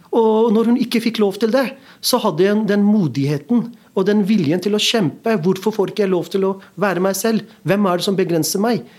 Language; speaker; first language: Norwegian; early bilingual, other home language; Urdu